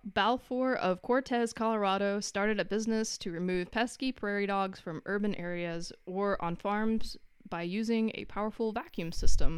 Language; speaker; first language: English; native; English